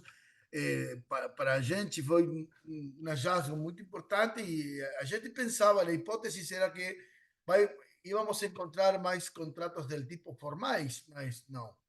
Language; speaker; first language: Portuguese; non-native, learner; Spanish